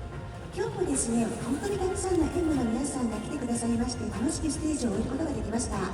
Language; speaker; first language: Japanese; native; Japanese